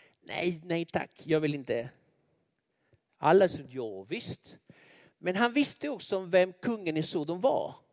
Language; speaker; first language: Swedish; non-native, fluent; Spanish